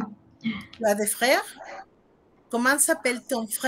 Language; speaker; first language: French; non-native, fluent; Spanish